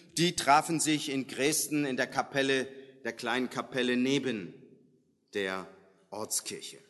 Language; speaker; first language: German; native; German